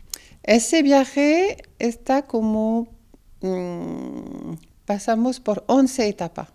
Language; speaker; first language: Spanish; non-native, fluent; French